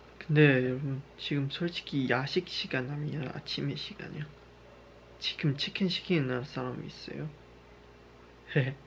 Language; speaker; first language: Korean; non-native, learner; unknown